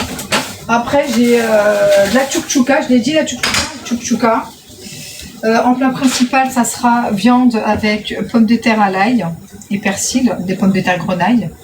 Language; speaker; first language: French; native; French